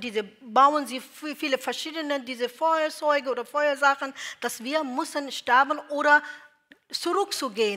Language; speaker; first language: German; non-native, learner; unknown